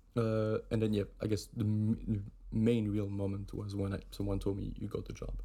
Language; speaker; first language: English; non-native, fluent; German